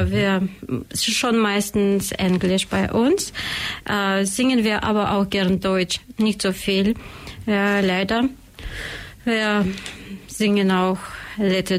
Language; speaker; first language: German; non-native, learner; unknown